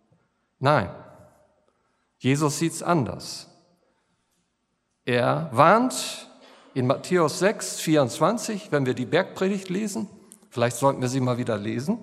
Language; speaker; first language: German; native; German